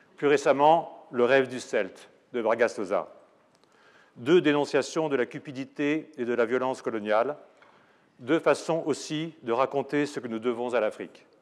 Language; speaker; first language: French; native; French